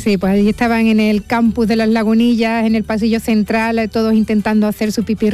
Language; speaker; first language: Spanish; native; Spanish